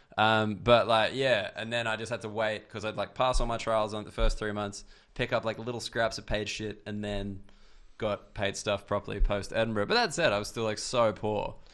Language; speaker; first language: English; native; English